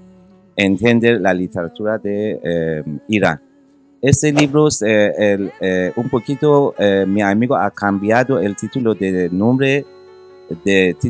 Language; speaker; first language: Spanish; non-native, learner; Persian